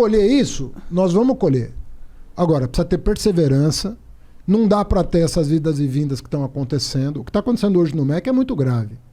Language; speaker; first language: Portuguese; native; Portuguese